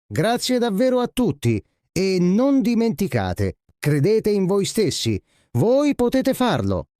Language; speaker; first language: Italian; non-native, fluent; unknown